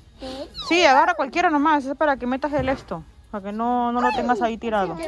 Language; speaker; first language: Spanish; native; Spanish